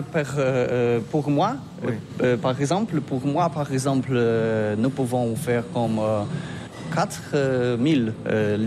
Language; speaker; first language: French; non-native, learner; Polish